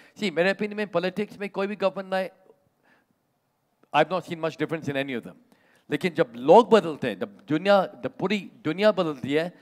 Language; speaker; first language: Hindi; native; Hindi